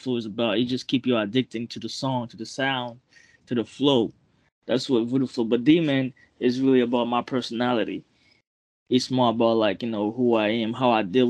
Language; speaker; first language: English; non-native, fluent; French